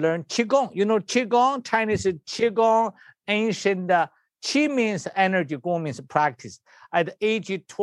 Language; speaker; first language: English; non-native, learner; Chinese